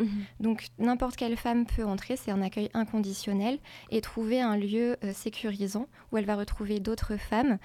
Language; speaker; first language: French; native; French